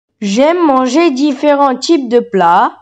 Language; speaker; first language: French; non-native, learner; Tamil